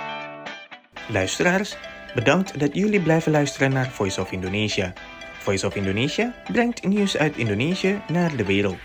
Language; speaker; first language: Dutch; non-native, fluent; Indonesian